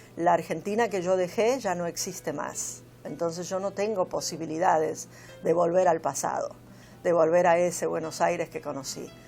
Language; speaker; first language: Spanish; native; Spanish